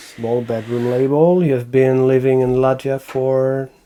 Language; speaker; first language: English; non-native, fluent; French